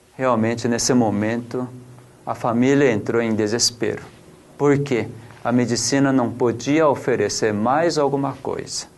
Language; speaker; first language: Portuguese; non-native, fluent; Korean